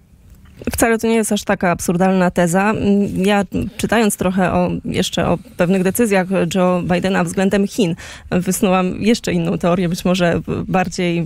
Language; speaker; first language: Polish; native; Polish